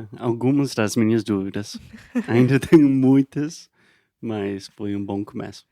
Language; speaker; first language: Portuguese; non-native, fluent; English